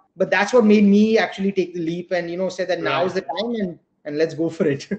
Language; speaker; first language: English; non-native, local second language; Gujarati